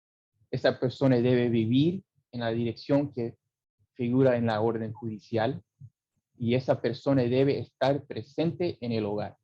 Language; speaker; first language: Spanish; early bilingual, heritage; English